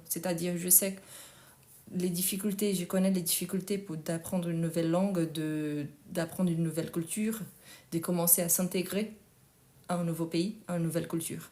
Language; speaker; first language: French; non-native, fluent; Portuguese